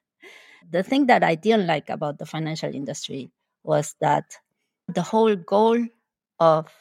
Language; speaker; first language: English; non-native, fluent; Spanish